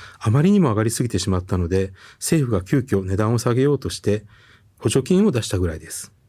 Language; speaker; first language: Japanese; native; Japanese